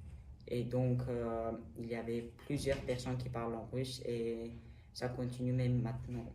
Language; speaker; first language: French; non-native, learner; Armenian